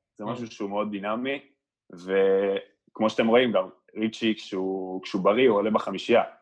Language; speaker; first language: Hebrew; early bilingual, other home language; Spanish